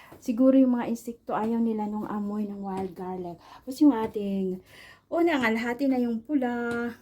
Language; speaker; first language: Filipino; non-native, local second language; Waray